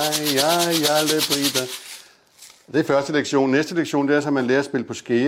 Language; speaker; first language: Danish; native; Danish